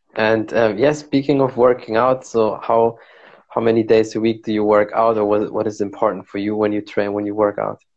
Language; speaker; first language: English; non-native, fluent; Arabic